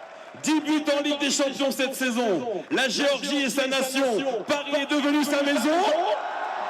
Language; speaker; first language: French; native; French